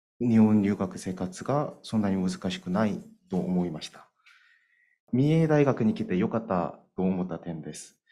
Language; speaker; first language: Japanese; non-native, fluent; Korean